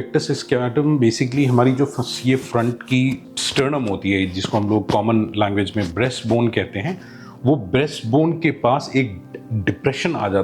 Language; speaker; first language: Hindi; native; Hindi